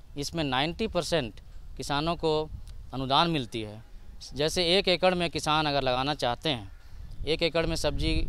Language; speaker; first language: Hindi; native; Hindi